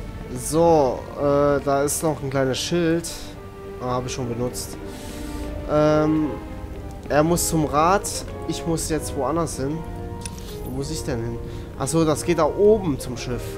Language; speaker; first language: German; native; German